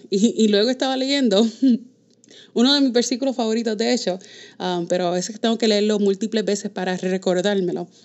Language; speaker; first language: Spanish; early bilingual, heritage; Spanish